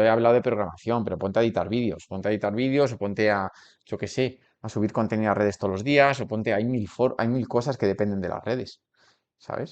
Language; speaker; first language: Spanish; native; Spanish